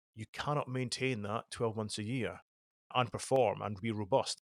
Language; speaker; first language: English; native; English